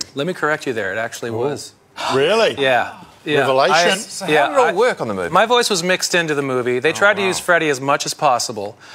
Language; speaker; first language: English; native; English